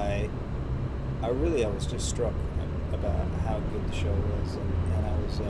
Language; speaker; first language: English; non-native, fluent; Arabic